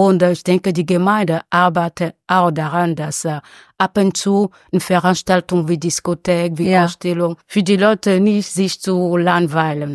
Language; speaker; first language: German; non-native, learner; French